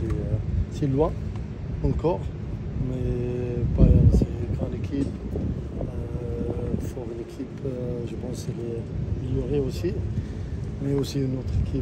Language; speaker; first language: French; non-native, learner; Arabic